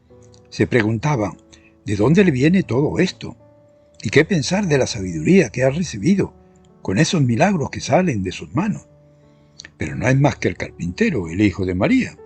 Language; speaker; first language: Spanish; native; Spanish